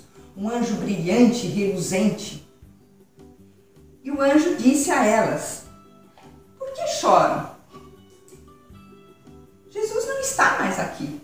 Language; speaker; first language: Portuguese; native; Portuguese